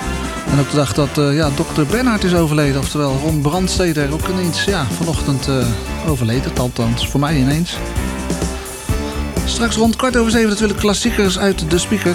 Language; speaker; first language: Dutch; native; Dutch